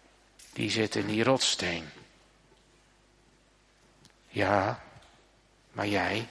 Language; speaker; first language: Dutch; native; Dutch